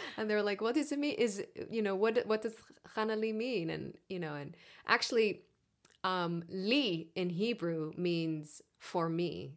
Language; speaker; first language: English; non-native, fluent; Hebrew